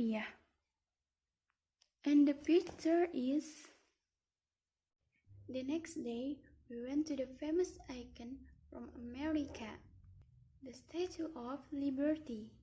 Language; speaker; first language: English; non-native, learner; Indonesian